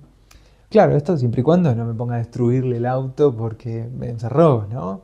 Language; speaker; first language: Spanish; native; Spanish